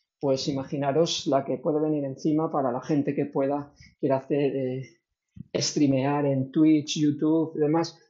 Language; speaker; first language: Spanish; native; Spanish